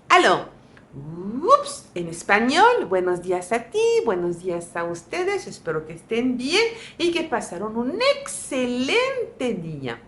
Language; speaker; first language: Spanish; non-native, learner; French